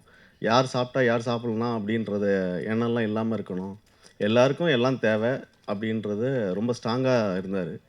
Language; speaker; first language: Tamil; native; Tamil